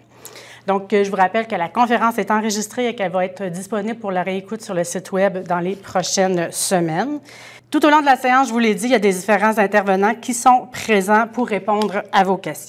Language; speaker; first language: French; native; French